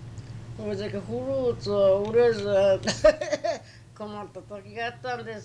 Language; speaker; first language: Japanese; native; Japanese